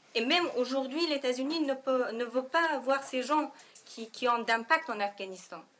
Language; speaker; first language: French; non-native, fluent; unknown